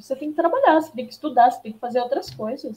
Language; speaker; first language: Portuguese; native; Portuguese